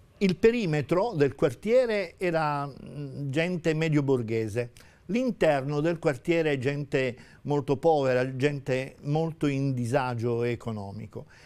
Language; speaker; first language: Italian; native; Italian